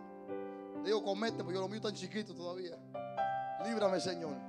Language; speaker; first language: Spanish; native; Spanish